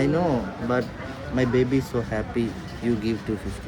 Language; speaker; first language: English; non-native, local second language; Malayalam